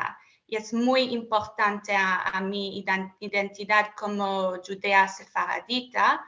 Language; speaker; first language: Spanish; non-native, learner; English